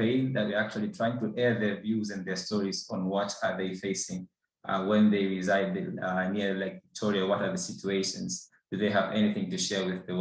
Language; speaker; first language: English; non-native, local second language; Swahili